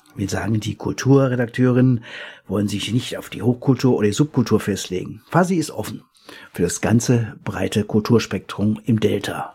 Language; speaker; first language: German; native; German